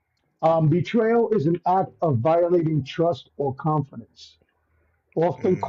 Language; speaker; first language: English; native; English